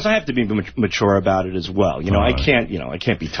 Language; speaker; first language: English; native; English